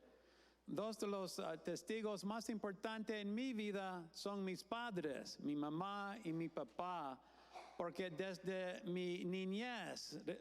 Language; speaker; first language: Spanish; non-native, fluent; English